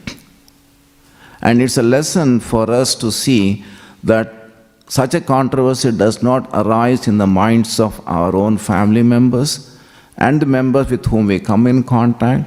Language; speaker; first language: English; non-native, local second language; Telugu